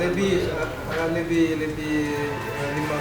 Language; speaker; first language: Indonesian; non-native, learner; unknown